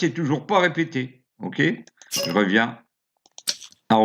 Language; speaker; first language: French; native; French